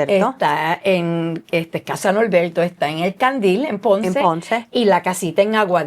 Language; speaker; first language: Spanish; native; Spanish